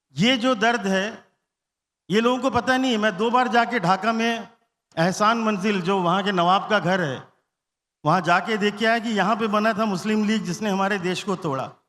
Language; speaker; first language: Hindi; non-native, local second language; Bangla